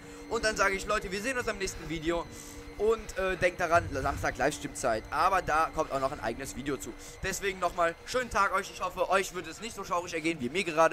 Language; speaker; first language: German; native; German